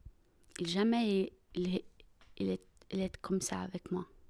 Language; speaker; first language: French; non-native, fluent; Portuguese